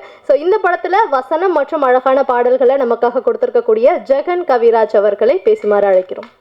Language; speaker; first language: Tamil; native; Tamil